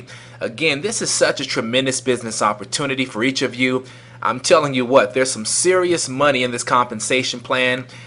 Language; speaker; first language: English; native; English